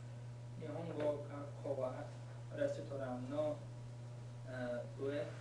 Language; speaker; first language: Japanese; non-native, learner; English